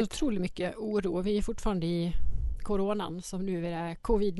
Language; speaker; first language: Swedish; native; Swedish